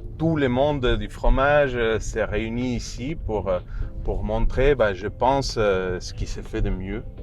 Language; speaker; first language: French; non-native, fluent; Spanish